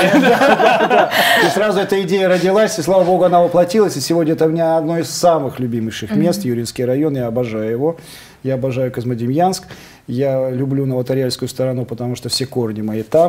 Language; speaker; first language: Russian; native; Russian